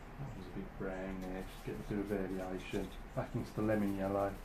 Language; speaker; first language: English; native; English